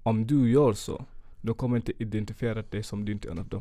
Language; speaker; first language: Swedish; non-native, fluent; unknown